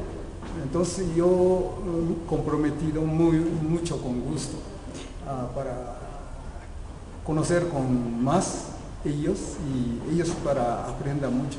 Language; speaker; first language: Spanish; non-native, learner; Japanese